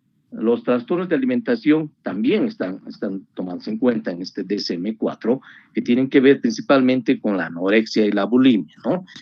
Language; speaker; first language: Spanish; native; Spanish